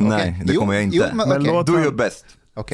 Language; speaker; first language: Swedish; non-native, fluent; Arabic